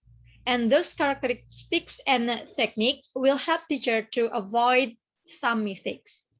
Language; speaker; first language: English; non-native, learner; Indonesian